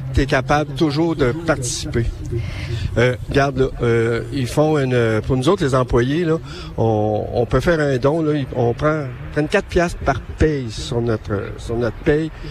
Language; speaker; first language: French; native; French